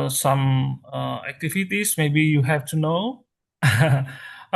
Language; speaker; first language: English; non-native, learner; Indonesian